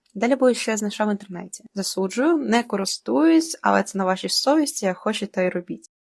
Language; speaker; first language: Ukrainian; non-native, local second language; Russian